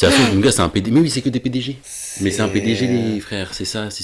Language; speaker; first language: French; native; French